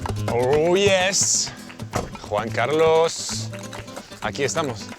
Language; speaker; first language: Spanish; non-native, learner; French